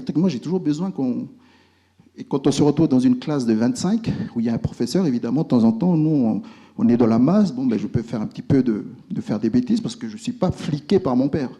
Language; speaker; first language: French; native; French